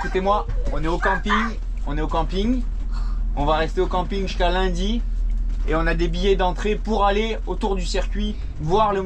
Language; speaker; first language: French; native; French